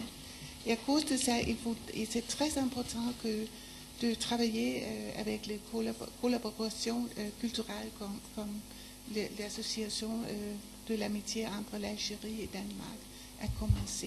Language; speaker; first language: French; non-native, fluent; Danish